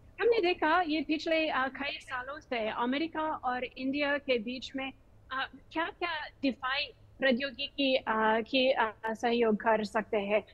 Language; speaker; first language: Hindi; non-native, fluent; English